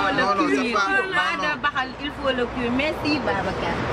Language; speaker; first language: French; non-native, learner; Wolof